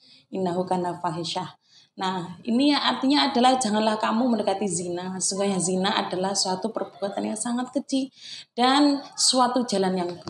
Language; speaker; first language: Indonesian; non-native, local second language; Javanese